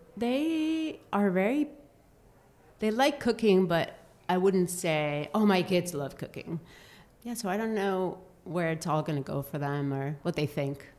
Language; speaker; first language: English; non-native, fluent; Spanish